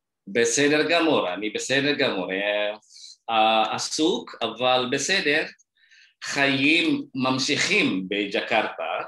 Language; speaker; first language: Hebrew; non-native, fluent; Indonesian